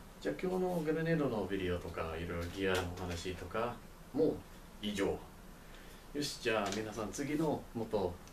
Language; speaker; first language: Japanese; non-native, learner; English